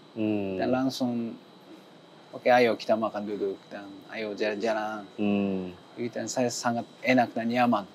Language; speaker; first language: Indonesian; non-native, learner; Japanese